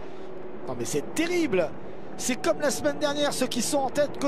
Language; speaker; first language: French; native; French